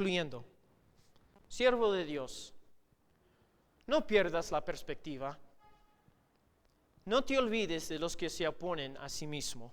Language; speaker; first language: Spanish; non-native, fluent; English